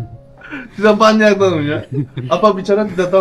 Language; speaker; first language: Indonesian; non-native, learner; Turkish